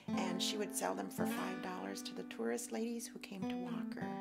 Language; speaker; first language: English; native; English